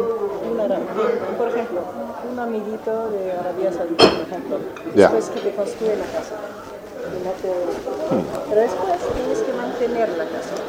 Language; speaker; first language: Spanish; non-native, fluent; German